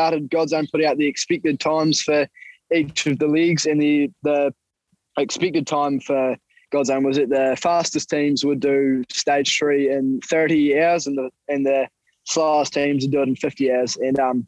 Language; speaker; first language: English; native; English